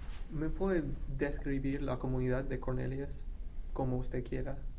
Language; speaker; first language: Spanish; non-native, fluent; English